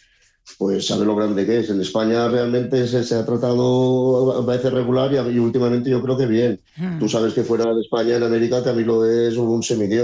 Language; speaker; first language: Spanish; native; Spanish